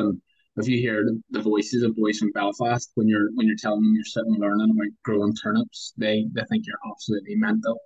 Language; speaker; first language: English; native; English